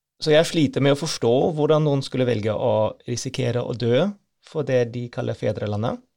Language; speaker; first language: Norwegian; non-native, fluent; German